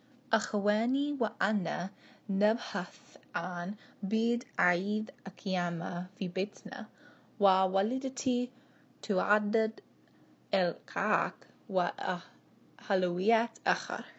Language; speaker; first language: Arabic; non-native, learner; English